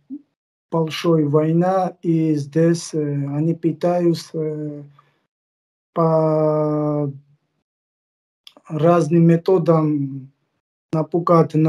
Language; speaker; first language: Russian; non-native, fluent; Georgian